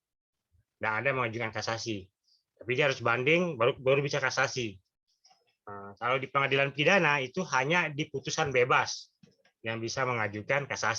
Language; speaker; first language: Indonesian; native; Indonesian